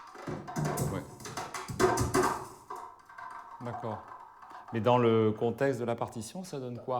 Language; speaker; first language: French; native; French